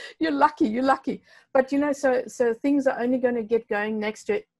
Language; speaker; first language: English; non-native, local second language; Afrikaans